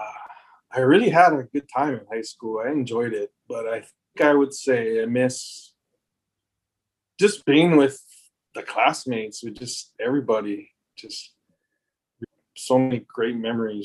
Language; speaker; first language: English; native; English